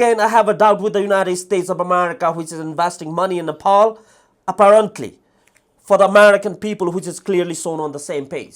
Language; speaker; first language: English; non-native, fluent; Nepali